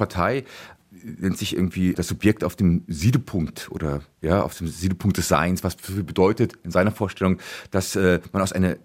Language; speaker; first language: German; native; German